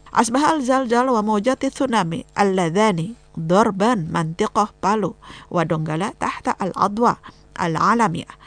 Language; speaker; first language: Arabic; non-native, fluent; Indonesian